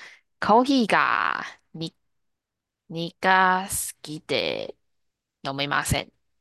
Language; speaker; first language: Japanese; non-native, learner; Chinese